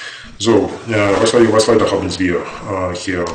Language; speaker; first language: German; non-native, fluent; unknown